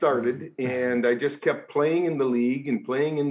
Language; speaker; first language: English; native; English